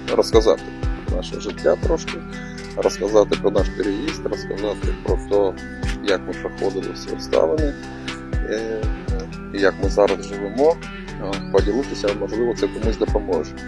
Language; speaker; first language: Ukrainian; non-native, local second language; Russian